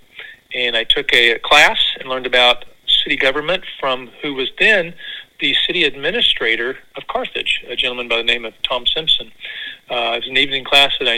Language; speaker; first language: English; native; English